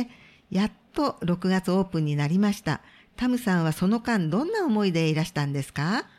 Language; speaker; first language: Japanese; native; Japanese